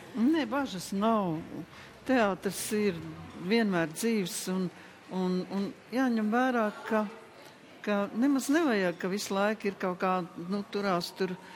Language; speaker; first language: Latvian; native; Latvian